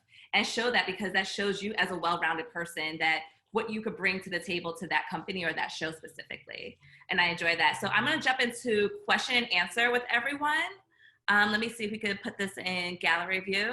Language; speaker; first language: English; native; English